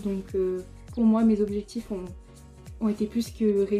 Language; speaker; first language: French; native; French